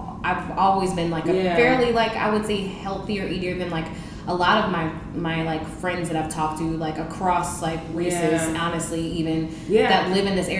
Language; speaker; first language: English; native; English